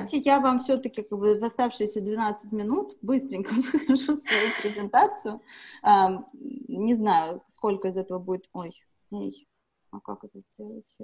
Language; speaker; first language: Russian; native; Russian